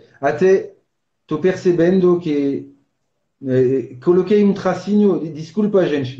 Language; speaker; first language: Portuguese; non-native, fluent; French